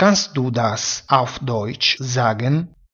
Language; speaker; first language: German; non-native, fluent; Italian